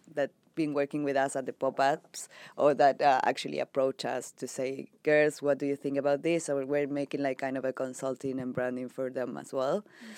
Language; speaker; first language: English; non-native, fluent; Spanish